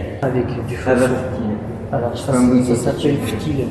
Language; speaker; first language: French; non-native, fluent; Central Kurdish